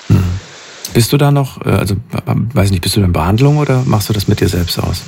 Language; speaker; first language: German; native; German